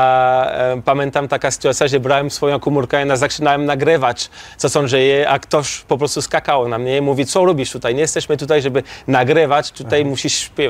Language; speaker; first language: Polish; non-native, learner; French